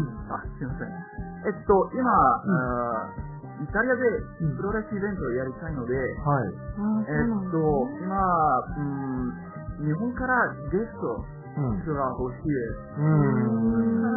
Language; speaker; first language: Japanese; non-native, learner; Italian